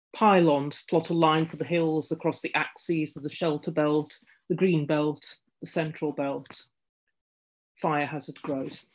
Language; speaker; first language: English; native; English